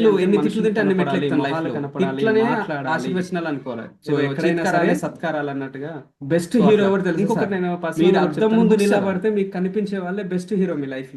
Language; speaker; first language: Telugu; native; Telugu